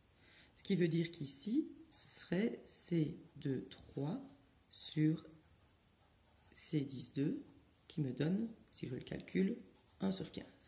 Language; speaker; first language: French; native; French